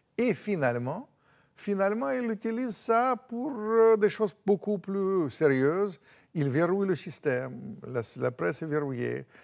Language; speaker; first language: French; non-native, fluent; Russian